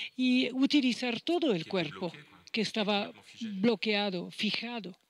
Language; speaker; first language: Spanish; non-native, fluent; Arabic